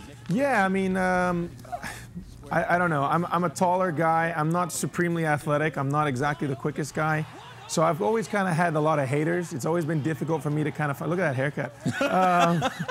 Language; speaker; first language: English; early bilingual, other home language; Spanish